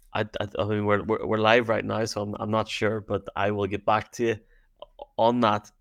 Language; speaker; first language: English; native; English